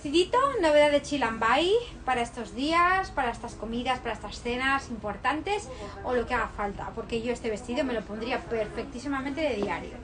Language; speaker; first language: Spanish; native; Spanish